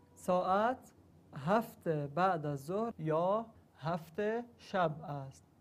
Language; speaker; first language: Persian; non-native, learner; Arabic